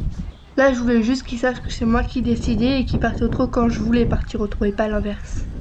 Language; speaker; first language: French; native; French